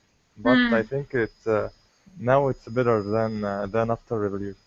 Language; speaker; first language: English; non-native, learner; Arabic